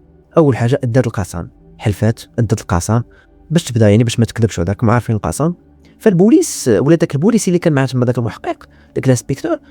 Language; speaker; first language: Arabic; native; Arabic